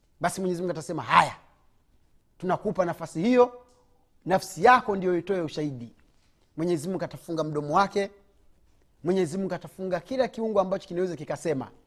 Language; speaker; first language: Swahili; native; Swahili